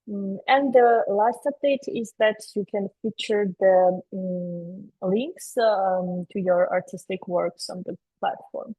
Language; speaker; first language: English; non-native, fluent; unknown